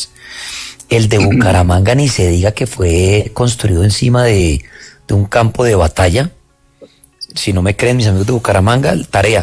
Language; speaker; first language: Spanish; native; Spanish